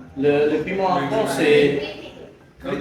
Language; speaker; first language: French; non-native, learner; Indonesian